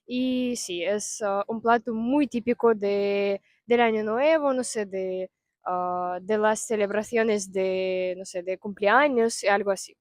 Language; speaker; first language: Spanish; non-native, fluent; Russian